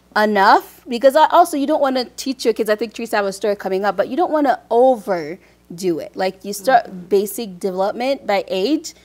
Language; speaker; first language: English; early bilingual, other home language; Haitian Creole